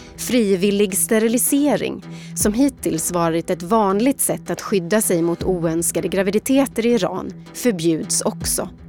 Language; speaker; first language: Swedish; native; Swedish